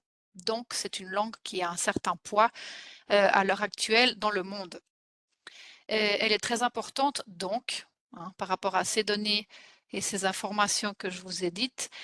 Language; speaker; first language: French; non-native, fluent; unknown